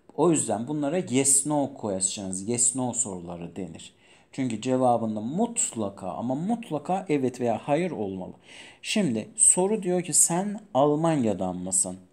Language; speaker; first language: Turkish; non-native, fluent; Persian